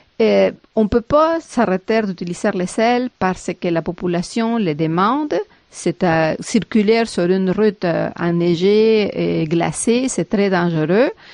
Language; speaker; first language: French; non-native, fluent; Spanish